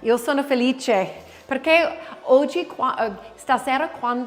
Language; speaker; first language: Italian; non-native, learner; English